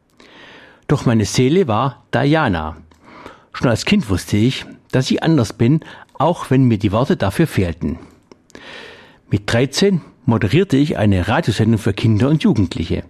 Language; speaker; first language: German; native; German